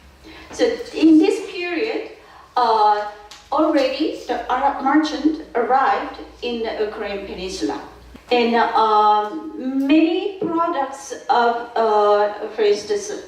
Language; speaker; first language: English; non-native, fluent; Korean